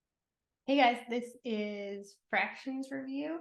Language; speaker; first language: English; native; English